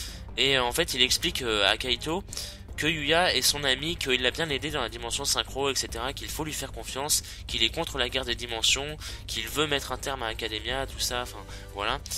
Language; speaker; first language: French; native; French